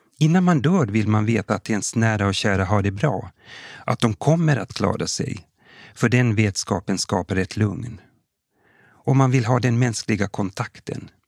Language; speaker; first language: Swedish; native; Swedish